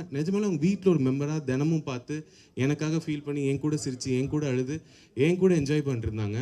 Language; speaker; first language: Tamil; native; Tamil